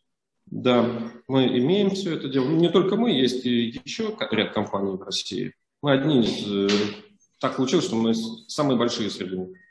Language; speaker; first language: Russian; native; Russian